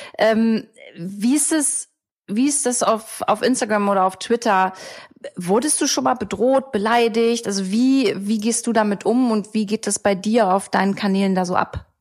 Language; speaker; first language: German; native; German